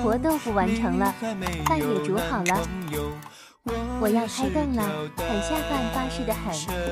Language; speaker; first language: Chinese; native; Chinese